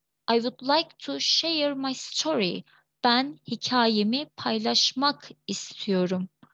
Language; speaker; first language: English; non-native, fluent; Turkish